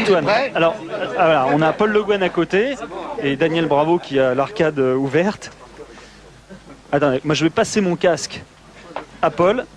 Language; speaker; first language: French; native; French